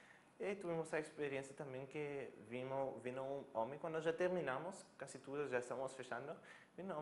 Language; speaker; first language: Portuguese; non-native, fluent; German